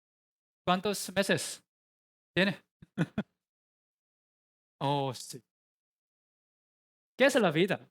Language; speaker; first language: Spanish; non-native, learner; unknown